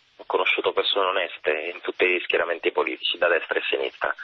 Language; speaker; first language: Italian; native; Italian